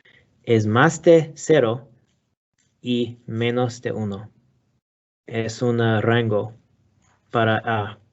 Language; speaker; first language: Spanish; non-native, learner; English